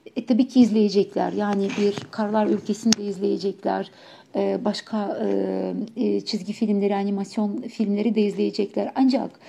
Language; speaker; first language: Turkish; non-native, fluent; Ukrainian